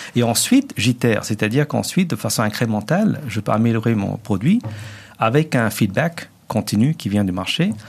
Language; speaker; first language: French; non-native, local second language; Tamil